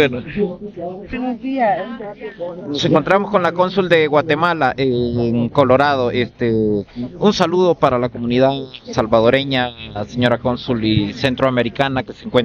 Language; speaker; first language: Spanish; native; Spanish